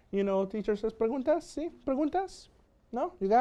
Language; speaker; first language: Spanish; non-native, fluent; English